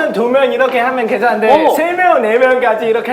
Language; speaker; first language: Korean; non-native, local second language; Chinese